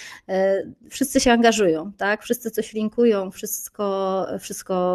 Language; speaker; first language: Polish; native; Polish